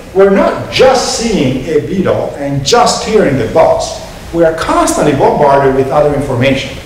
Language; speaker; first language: English; non-native, fluent; Italian